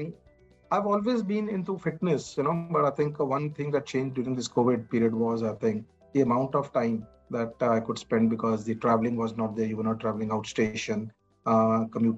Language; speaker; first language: English; non-native, local second language; Punjabi